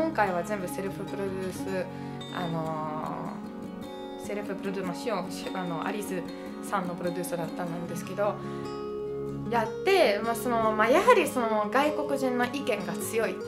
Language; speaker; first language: Japanese; non-native, fluent; Italian